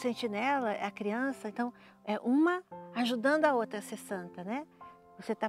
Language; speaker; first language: Portuguese; native; Portuguese